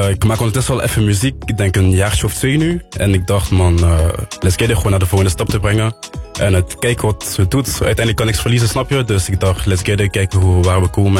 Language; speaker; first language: Dutch; non-native, local second language; French